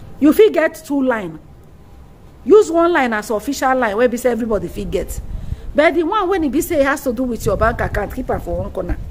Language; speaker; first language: Nigerian Pidgin; native; Nigerian Pidgin